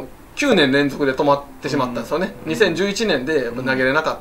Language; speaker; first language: Japanese; native; Japanese